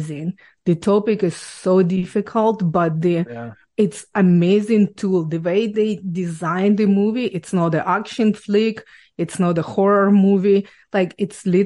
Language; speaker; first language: English; non-native, fluent; Ukrainian